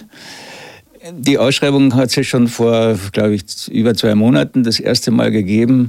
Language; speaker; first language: German; native; German